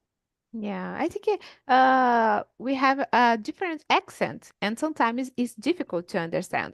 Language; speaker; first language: English; non-native, learner; Portuguese